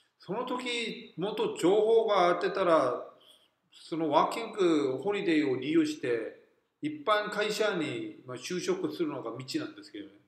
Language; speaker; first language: Japanese; non-native, fluent; Korean